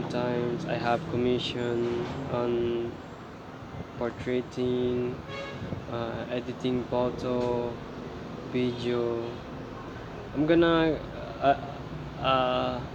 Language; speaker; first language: English; non-native, learner; Filipino